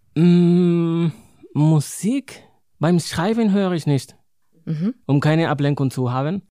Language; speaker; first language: German; non-native, fluent; Spanish